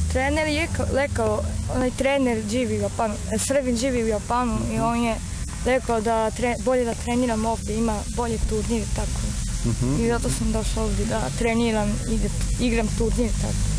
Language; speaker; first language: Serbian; non-native, learner; Japanese